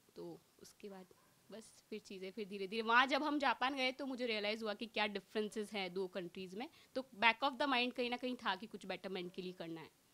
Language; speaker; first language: Hindi; native; Hindi